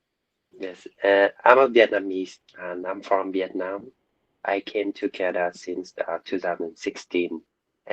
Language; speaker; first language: English; non-native, learner; Vietnamese